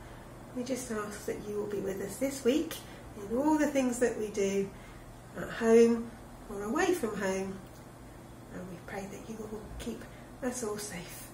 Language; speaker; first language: English; native; English